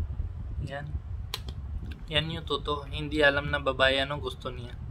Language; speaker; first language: Filipino; non-native, learner; Punjabi